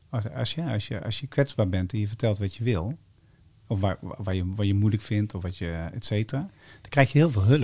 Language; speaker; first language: Dutch; native; Dutch